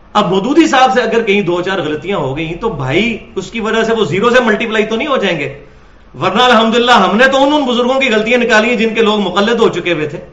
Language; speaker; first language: Urdu; non-native, local second language; Punjabi